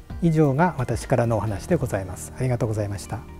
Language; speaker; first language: Japanese; native; Japanese